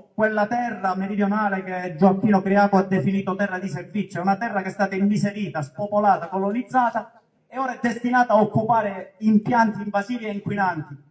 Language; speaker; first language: Italian; native; Italian